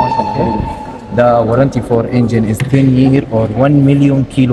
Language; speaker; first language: English; non-native, learner; Arabic